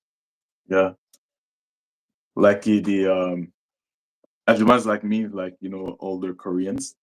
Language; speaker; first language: English; non-native, local second language; French